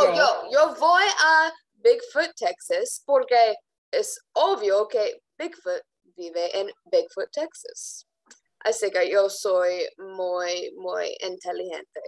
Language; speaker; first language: Spanish; non-native, learner; English